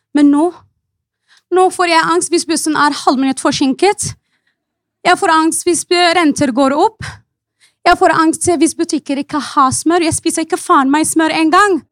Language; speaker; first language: Norwegian; non-native, fluent; Arabic